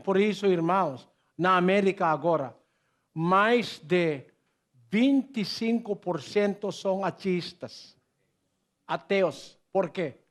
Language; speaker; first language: Portuguese; non-native, learner; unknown